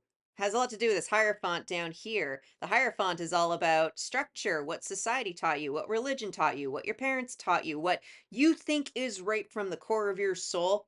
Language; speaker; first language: English; native; English